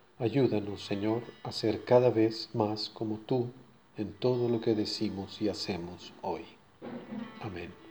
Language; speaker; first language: Spanish; native; Spanish